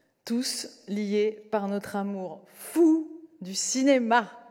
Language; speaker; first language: French; native; French